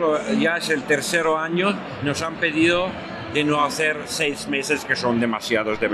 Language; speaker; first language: Spanish; non-native, fluent; Italian